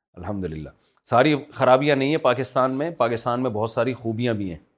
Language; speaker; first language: Urdu; native; Urdu